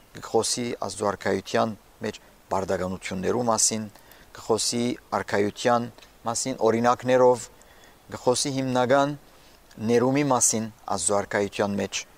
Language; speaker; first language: Armenian; early bilingual, heritage; Armenian